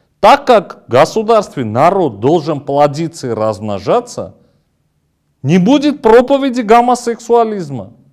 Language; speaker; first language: Russian; non-native, local second language; Armenian